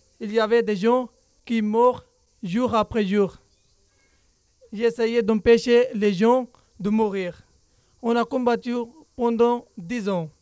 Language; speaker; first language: French; non-native, learner; Urdu